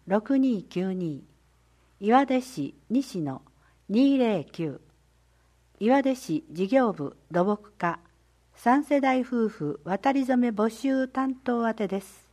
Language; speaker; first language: Japanese; native; Japanese